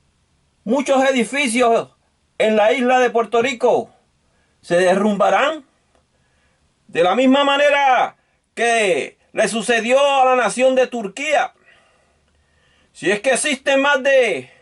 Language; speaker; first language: Spanish; native; Spanish